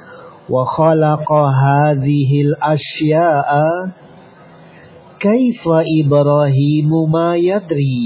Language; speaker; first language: Arabic; non-native, fluent; Indonesian